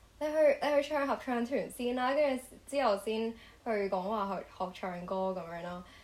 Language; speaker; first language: Cantonese; native; Cantonese